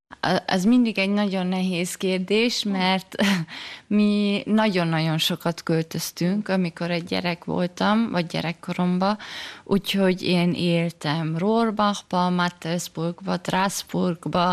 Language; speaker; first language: Hungarian; early bilingual, heritage; German